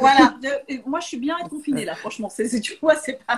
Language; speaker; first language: French; native; French